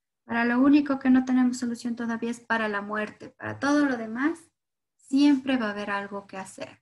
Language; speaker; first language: Spanish; native; Spanish